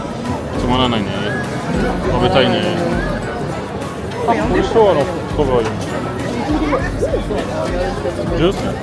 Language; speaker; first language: Japanese; non-native, fluent; French